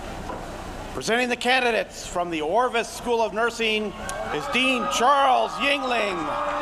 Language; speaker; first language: English; native; English